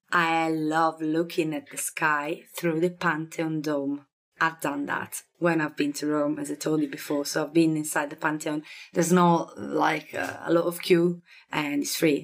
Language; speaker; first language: English; non-native, fluent; Italian